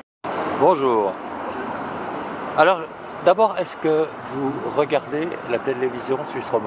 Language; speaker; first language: French; native; French